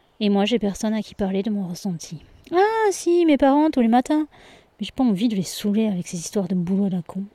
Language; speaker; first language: French; native; French